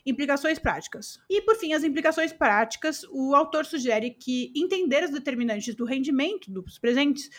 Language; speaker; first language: Portuguese; native; Portuguese